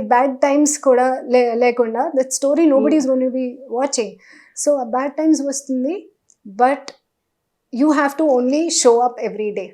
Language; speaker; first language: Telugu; non-native, learner; Hindi